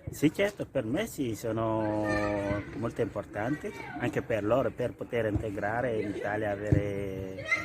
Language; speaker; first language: Italian; non-native, learner; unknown